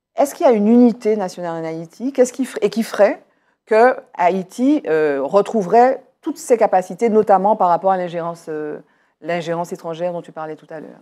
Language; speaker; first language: French; native; French